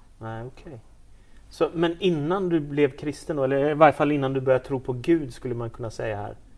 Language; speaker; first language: Swedish; native; Swedish